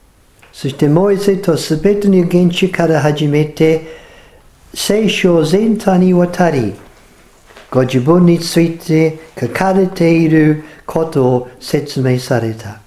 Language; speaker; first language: Japanese; non-native, fluent; English